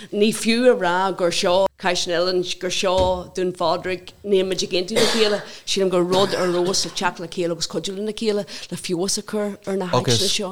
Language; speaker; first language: Irish; non-native, local second language; English